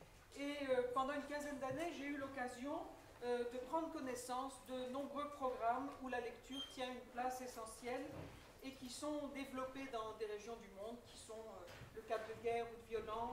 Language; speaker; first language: French; native; French